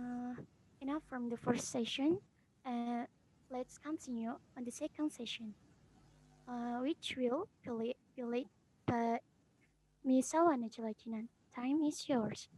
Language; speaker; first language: English; non-native, learner; Indonesian